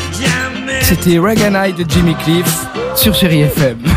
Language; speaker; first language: French; native; French